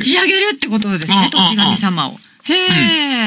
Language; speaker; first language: Japanese; native; Japanese